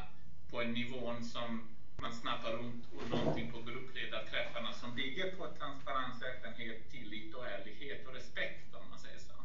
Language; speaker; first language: Swedish; non-native, fluent; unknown